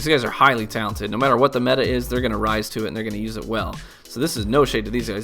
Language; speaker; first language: English; native; English